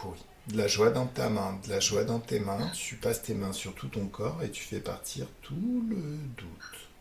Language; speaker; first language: French; native; French